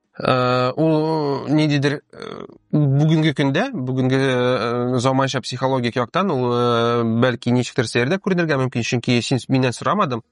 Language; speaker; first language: Russian; native; Russian